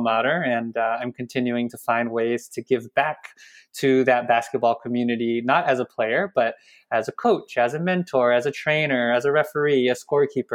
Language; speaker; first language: English; native; English